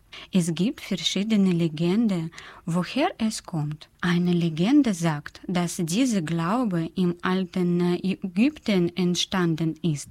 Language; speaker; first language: German; non-native, fluent; Russian